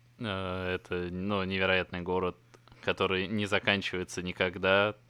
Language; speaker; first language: Russian; native; Russian